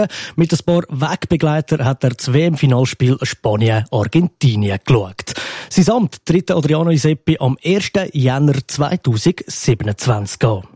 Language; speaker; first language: German; native; German